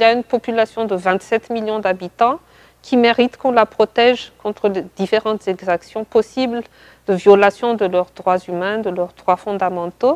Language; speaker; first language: French; non-native, local second language; Malagasy